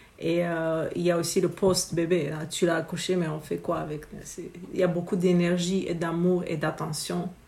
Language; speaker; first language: French; non-native, fluent; Romanian